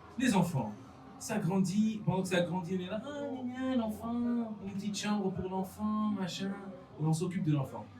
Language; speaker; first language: French; non-native, fluent; Portuguese